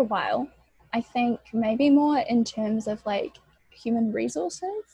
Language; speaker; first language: English; native; English